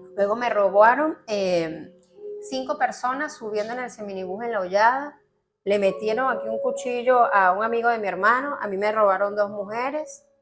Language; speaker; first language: Spanish; native; Spanish